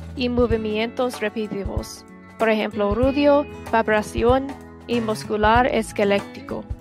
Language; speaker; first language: Spanish; non-native, learner; English